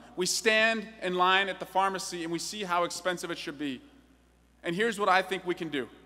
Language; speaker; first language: English; native; English